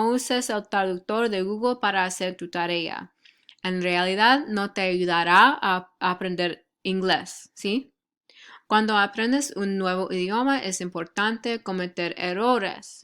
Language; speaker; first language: Spanish; non-native, fluent; English